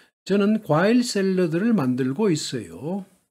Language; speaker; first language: Korean; native; Korean